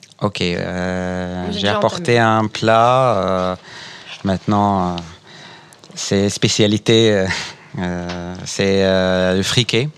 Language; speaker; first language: French; non-native, fluent; Arabic